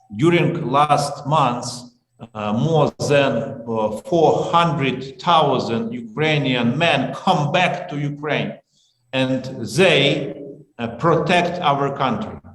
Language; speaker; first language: English; non-native, learner; Ukrainian